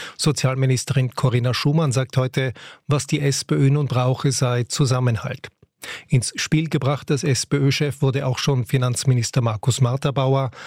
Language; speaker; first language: German; native; German